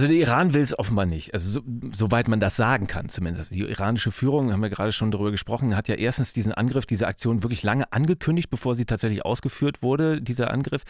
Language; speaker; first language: German; native; German